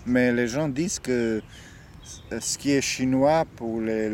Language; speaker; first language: French; non-native, fluent; Serbian